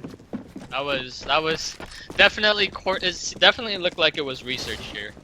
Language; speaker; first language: English; native; English